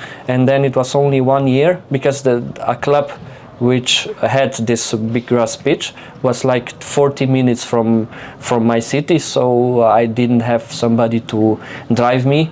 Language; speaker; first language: English; non-native, fluent; Slovenian